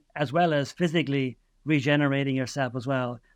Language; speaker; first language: English; native; English